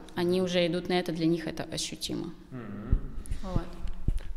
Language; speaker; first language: Russian; native; Russian